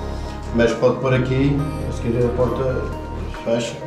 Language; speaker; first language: Portuguese; native; Portuguese